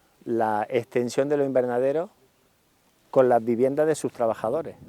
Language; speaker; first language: Spanish; native; Spanish